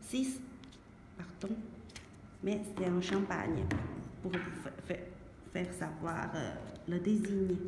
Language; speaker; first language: French; non-native, learner; Chinese